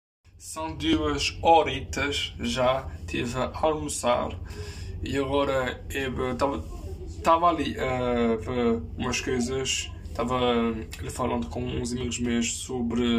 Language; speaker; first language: Portuguese; early bilingual, heritage; Portuguese